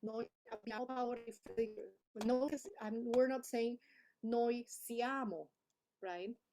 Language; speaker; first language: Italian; non-native, fluent; English